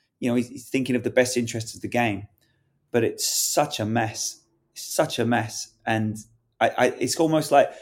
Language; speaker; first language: English; native; English